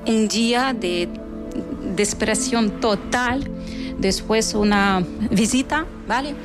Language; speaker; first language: Spanish; non-native, learner; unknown